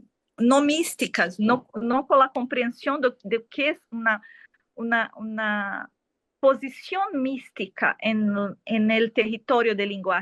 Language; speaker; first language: Spanish; non-native, fluent; Portuguese